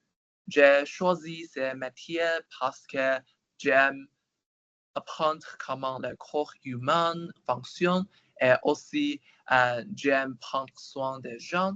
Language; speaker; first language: French; non-native, learner; Chinese